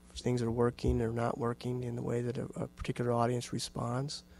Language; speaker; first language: English; native; English